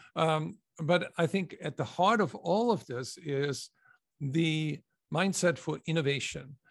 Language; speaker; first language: English; non-native, fluent; German